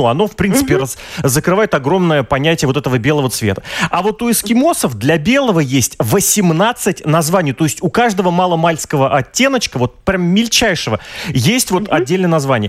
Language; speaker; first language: Russian; native; Russian